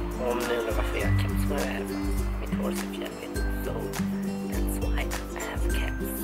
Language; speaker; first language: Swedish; non-native, fluent; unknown